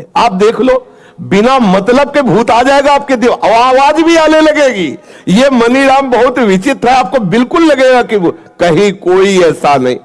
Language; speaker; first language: Hindi; native; Hindi